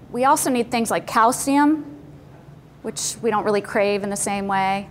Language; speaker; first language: English; native; English